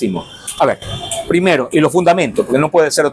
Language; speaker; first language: Spanish; native; Spanish